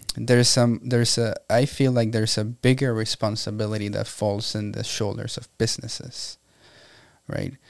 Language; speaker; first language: English; non-native, fluent; Spanish